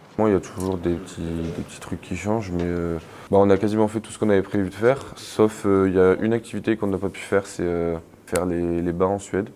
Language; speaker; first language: French; native; French